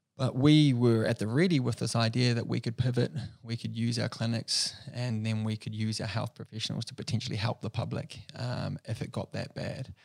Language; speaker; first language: English; native; English